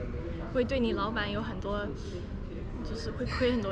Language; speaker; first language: Chinese; early bilingual, other home language; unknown